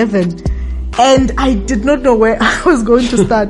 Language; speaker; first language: English; non-native, local second language; Tsonga